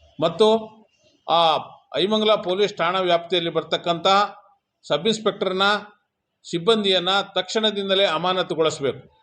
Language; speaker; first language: Kannada; non-native, local second language; Lambadi